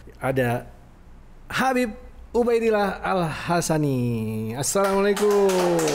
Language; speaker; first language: Indonesian; native; Indonesian